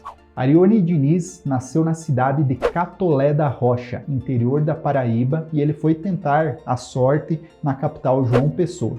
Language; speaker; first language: Portuguese; native; Portuguese